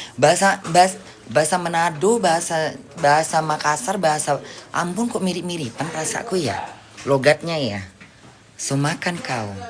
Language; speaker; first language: Indonesian; native; Indonesian